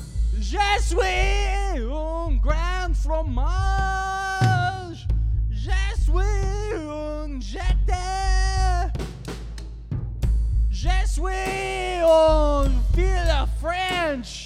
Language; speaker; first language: French; non-native, learner; English